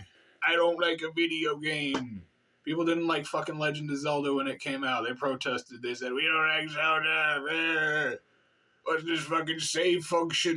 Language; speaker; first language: English; native; English